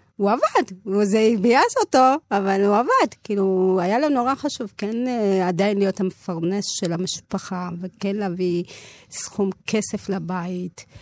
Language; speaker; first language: Hebrew; early bilingual, other home language; Amharic